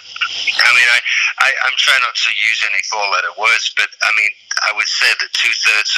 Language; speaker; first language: English; native; English